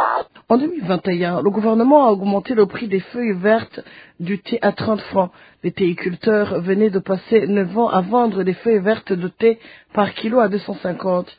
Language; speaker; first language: French; non-native, local second language; Rundi